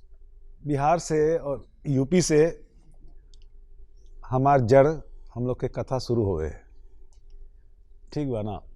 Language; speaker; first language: Hindi; early bilingual, heritage; Hindi